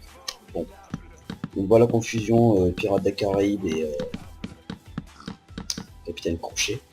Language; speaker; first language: French; native; French